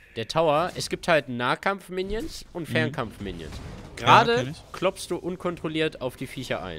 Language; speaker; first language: German; native; German